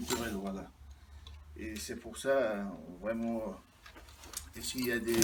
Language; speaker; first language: French; non-native, learner; Chechen